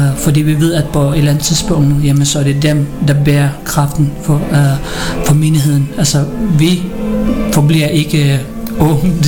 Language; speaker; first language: Danish; early bilingual, other home language; Filipino